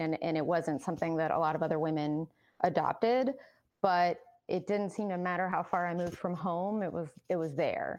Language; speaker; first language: English; early bilingual, other home language; Spanish